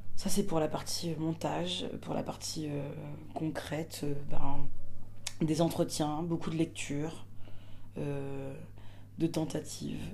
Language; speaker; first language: French; native; French